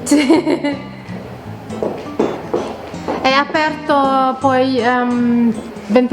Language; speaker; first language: Italian; non-native, learner; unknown